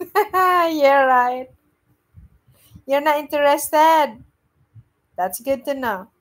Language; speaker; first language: English; non-native, local second language; Filipino